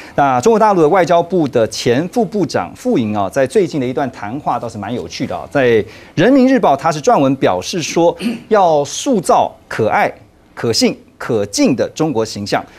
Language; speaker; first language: Chinese; native; Chinese